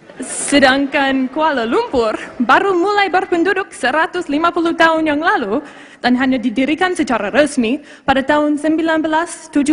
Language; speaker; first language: Malay; non-native, fluent; English